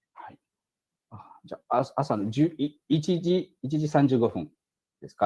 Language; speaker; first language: Japanese; non-native, fluent; Malay